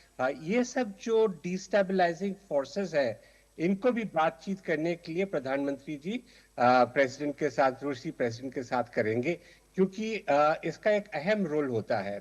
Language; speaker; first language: Hindi; native; Hindi